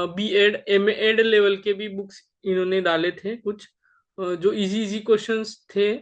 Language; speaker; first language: Hindi; non-native, local second language; Marathi